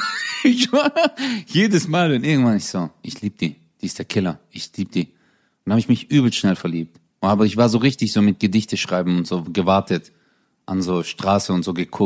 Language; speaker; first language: German; early bilingual, other home language; Turkish